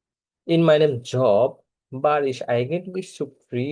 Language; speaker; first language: German; non-native, fluent; Bangla